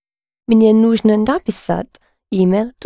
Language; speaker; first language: Russian; non-native, learner; English